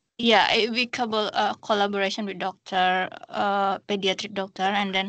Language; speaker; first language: English; non-native, learner; Indonesian